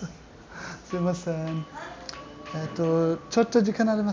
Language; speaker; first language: Japanese; non-native, learner; German